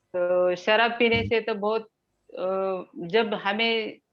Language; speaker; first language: Hindi; non-native, fluent; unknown